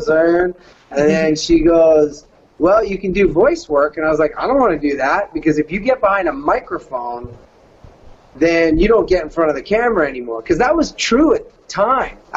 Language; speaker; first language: English; native; English